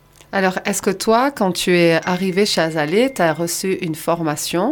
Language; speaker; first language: French; native; French